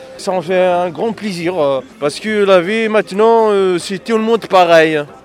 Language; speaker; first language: French; non-native, local second language; Kabyle